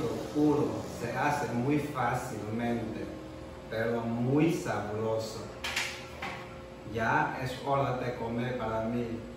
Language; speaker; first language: Spanish; non-native, learner; Chinese